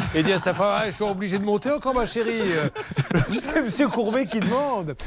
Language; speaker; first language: French; native; French